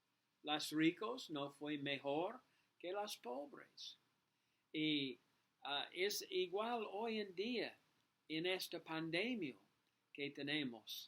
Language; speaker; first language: Spanish; non-native, learner; English